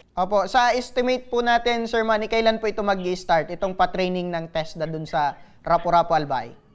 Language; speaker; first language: Filipino; non-native, local second language; Bikol